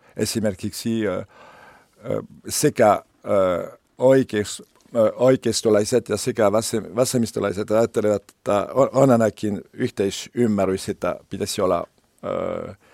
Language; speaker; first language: Finnish; non-native, learner; French